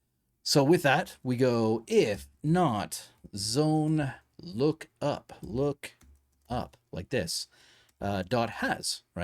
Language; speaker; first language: English; native; English